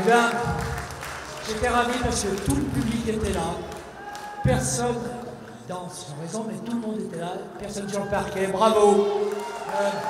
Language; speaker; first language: French; native; French